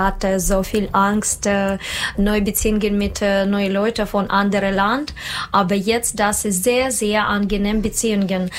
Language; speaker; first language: German; non-native, learner; Russian